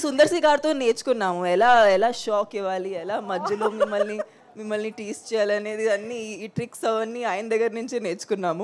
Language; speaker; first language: Telugu; non-native, local second language; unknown